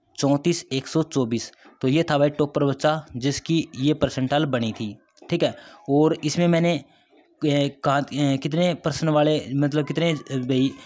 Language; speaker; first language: Hindi; native; Hindi